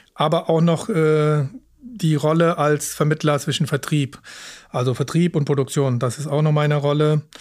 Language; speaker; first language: German; early bilingual, other home language; Punjabi